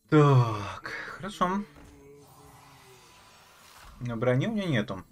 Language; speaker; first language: Russian; native; Russian